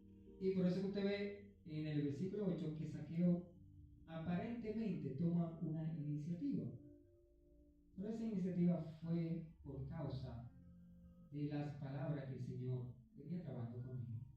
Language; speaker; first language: Spanish; native; Spanish